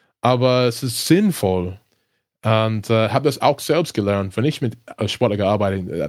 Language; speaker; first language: German; non-native, learner; English